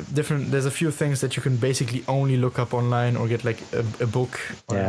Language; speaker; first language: English; non-native, fluent; German